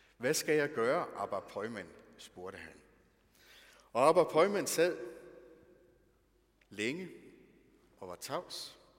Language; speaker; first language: Danish; native; Danish